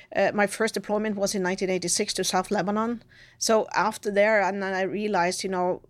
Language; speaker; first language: English; non-native, fluent; Norwegian